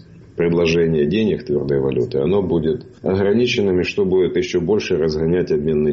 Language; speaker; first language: Russian; native; Russian